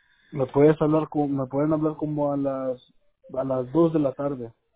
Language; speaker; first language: Spanish; early bilingual, other home language; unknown